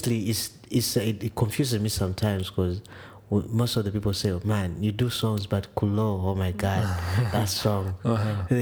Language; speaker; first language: English; non-native, local second language; Ganda